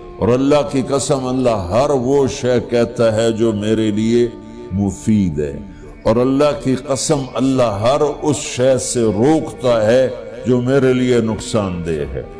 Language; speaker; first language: Urdu; non-native, local second language; Punjabi